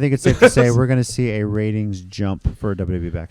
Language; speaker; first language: English; native; English